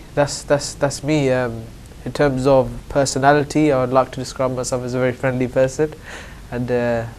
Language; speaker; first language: English; native; English